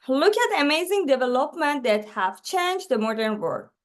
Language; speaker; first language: English; non-native, learner; Persian